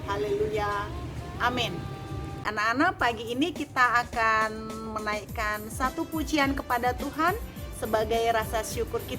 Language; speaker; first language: Indonesian; native; Indonesian